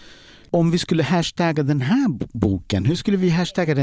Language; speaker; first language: Swedish; native; Swedish